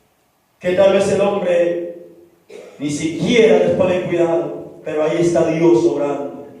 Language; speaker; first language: Spanish; native; Spanish